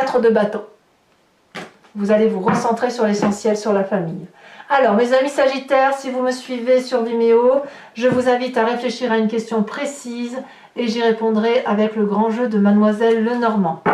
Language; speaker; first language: French; native; French